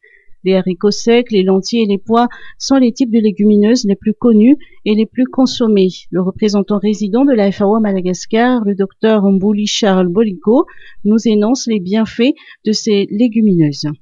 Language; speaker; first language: French; non-native, local second language; Malagasy